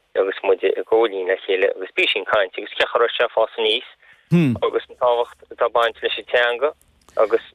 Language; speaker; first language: Irish; native; Irish